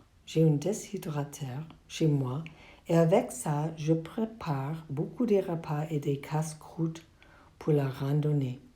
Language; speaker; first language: French; non-native, learner; English